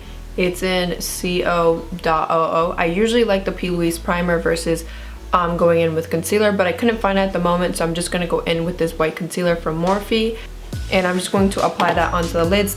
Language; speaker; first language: English; native; English